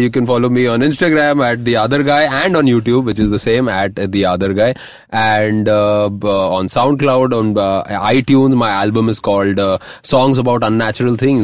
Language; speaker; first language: English; non-native, local second language; Hindi